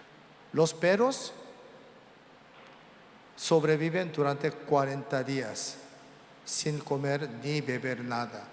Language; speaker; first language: Spanish; non-native, learner; Korean